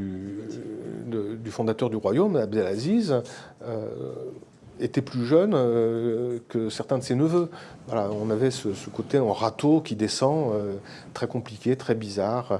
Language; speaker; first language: French; native; French